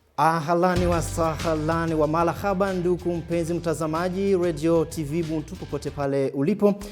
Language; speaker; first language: Swahili; native; Swahili